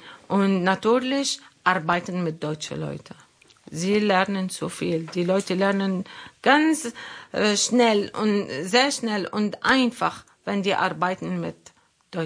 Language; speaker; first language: German; non-native, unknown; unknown